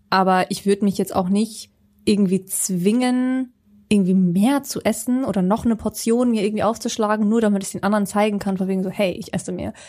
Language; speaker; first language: German; early bilingual, other home language; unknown